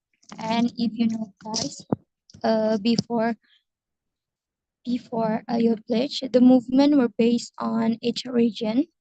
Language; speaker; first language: English; non-native, learner; Indonesian